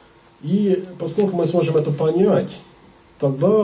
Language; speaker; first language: Russian; non-native, learner; English